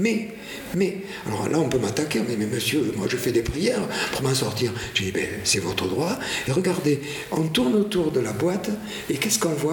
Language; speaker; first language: French; native; French